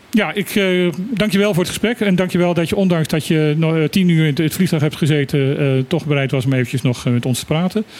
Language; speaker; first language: Dutch; non-native, local second language; Papiamento